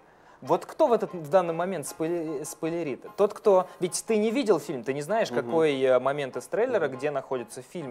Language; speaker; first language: Russian; native; Russian